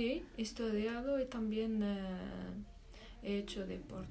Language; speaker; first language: Spanish; non-native, learner; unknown